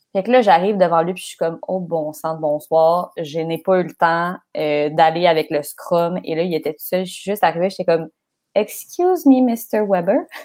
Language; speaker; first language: French; native; French